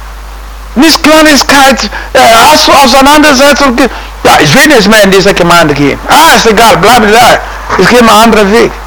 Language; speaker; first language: German; non-native, fluent; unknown